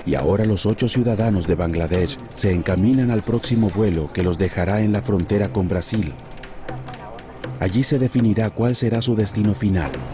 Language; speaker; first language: Spanish; native; Spanish